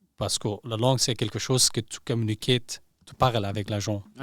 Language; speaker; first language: French; non-native, learner; Persian